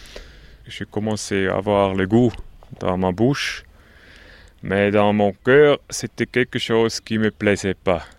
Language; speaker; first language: French; non-native, local second language; German